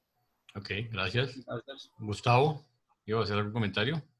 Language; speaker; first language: Spanish; native; Spanish